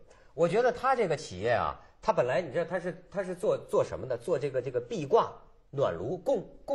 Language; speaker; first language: Chinese; native; Chinese